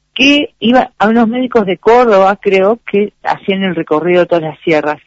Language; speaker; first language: Spanish; native; Spanish